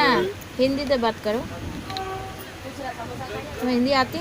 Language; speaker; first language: Hindi; non-native, local second language; Bangla